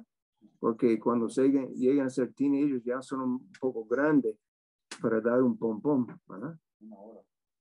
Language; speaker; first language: Spanish; non-native, fluent; English